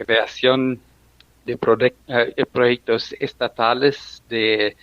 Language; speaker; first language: Spanish; non-native, fluent; German